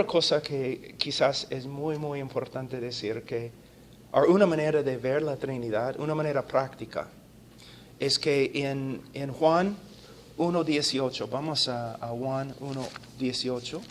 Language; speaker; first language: Spanish; non-native, fluent; English